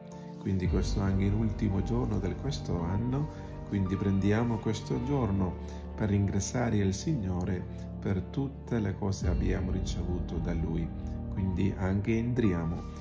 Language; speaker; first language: Italian; non-native, learner; Malayalam